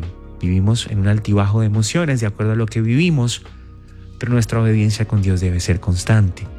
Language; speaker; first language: Spanish; native; Spanish